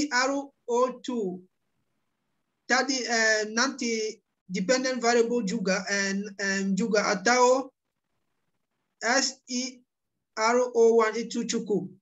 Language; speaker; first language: Indonesian; non-native, learner; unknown